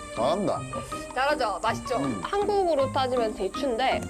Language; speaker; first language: Korean; native; Korean